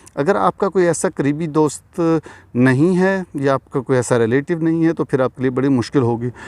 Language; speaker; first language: Urdu; non-native, local second language; Punjabi